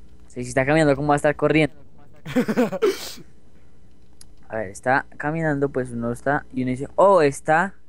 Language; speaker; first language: Spanish; native; Spanish